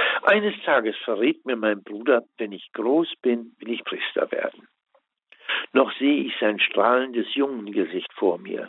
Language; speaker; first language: German; native; German